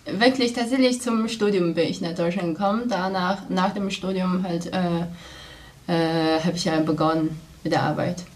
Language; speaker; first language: German; non-native, fluent; Chinese